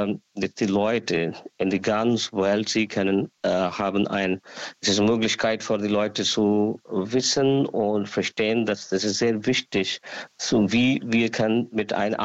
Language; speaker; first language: German; non-native, learner; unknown